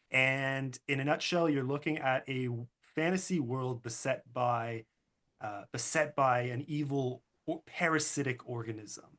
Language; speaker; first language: English; native; English